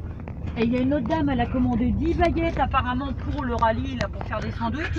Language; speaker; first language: French; native; French